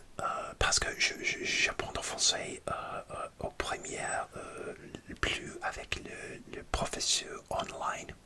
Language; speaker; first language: French; non-native, learner; English